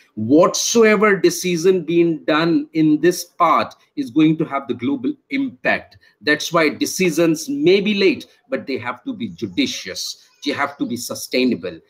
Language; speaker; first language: English; non-native, local second language; Hindi